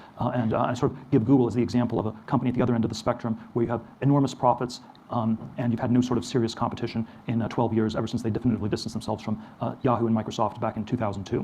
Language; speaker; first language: English; native; English